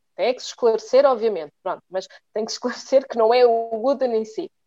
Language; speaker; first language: Portuguese; native; Portuguese